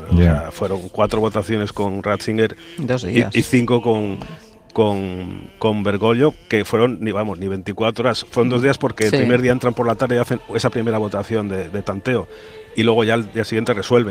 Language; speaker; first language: Spanish; native; Spanish